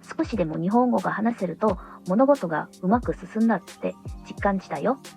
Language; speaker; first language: Japanese; non-native, fluent; Indonesian